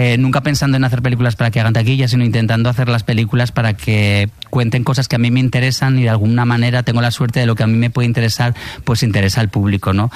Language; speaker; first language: Spanish; native; Spanish